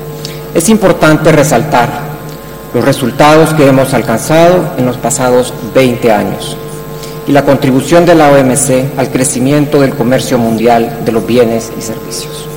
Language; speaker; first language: Spanish; native; Spanish